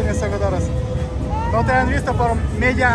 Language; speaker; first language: Spanish; non-native, learner; Russian